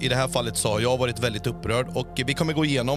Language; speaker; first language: Swedish; native; Swedish